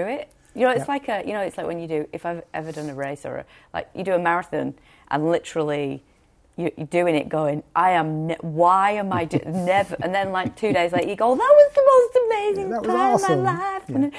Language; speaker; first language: English; native; English